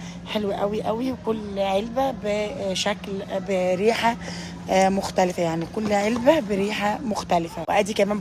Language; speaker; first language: Arabic; native; Arabic